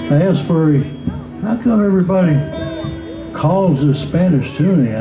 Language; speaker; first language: English; native; English